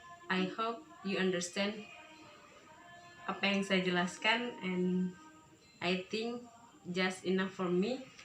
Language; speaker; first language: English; non-native, learner; Indonesian